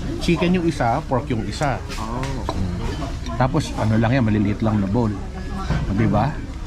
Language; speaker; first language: Filipino; native; Filipino